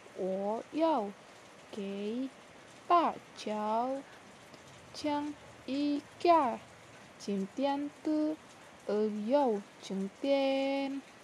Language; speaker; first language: Chinese; non-native, learner; Indonesian